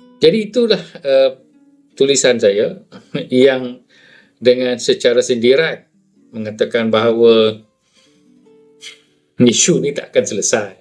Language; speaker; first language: Malay; native; Malay